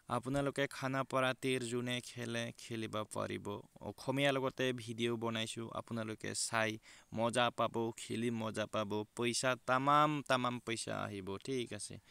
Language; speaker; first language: Assamese; non-native, local second language; Bangla